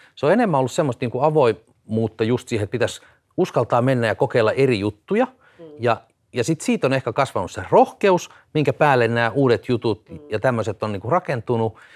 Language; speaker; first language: Finnish; native; Finnish